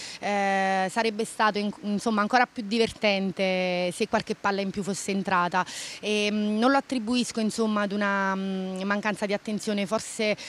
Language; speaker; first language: Italian; native; Italian